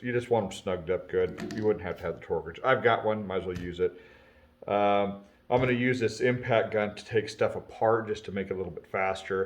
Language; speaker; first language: English; native; English